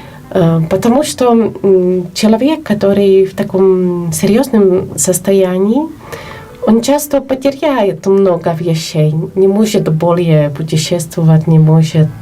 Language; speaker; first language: Russian; non-native, fluent; Polish